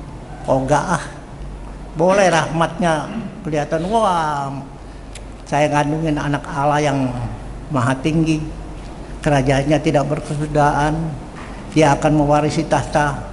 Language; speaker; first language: Indonesian; native; Indonesian